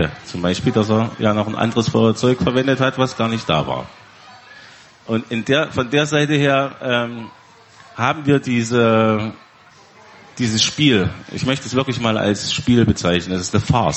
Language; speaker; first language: German; native; German